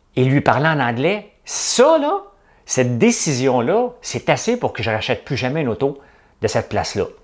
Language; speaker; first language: French; native; French